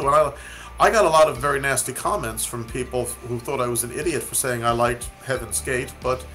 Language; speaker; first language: English; native; English